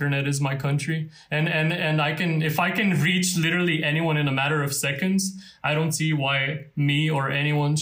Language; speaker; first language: English; non-native, fluent; Lithuanian